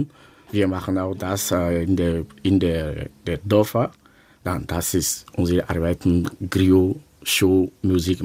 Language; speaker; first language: German; non-native, learner; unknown